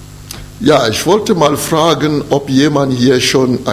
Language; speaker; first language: German; non-native, fluent; French